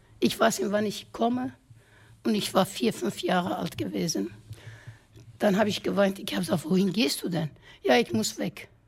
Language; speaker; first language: German; non-native, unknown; Kurdish